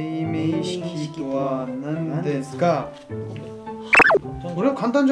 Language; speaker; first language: Japanese; non-native, learner; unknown